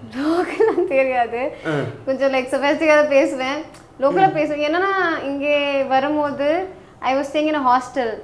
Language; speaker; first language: Tamil; non-native, learner; Hindi